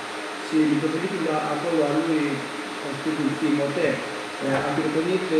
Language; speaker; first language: Romanian; non-native, learner; Greek